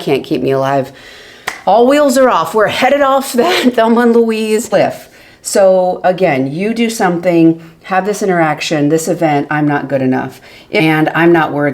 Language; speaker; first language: English; native; English